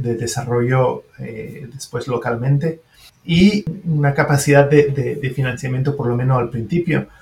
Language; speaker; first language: Spanish; non-native, fluent; French